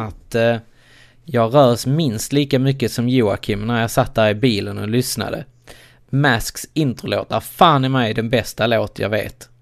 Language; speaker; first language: Swedish; native; Swedish